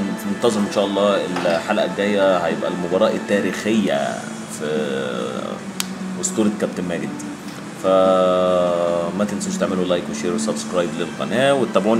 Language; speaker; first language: Arabic; native; Arabic